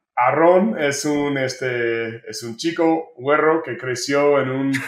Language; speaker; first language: Spanish; non-native, fluent; English